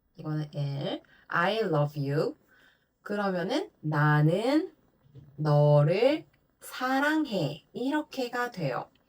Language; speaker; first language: Korean; native; Korean